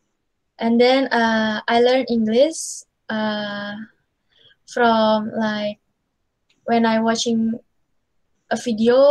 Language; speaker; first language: English; non-native, learner; Indonesian